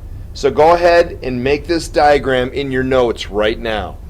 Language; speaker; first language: English; native; English